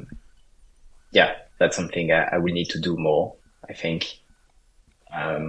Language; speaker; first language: English; non-native, fluent; French